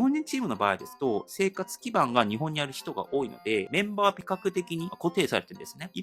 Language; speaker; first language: Japanese; non-native, fluent; Korean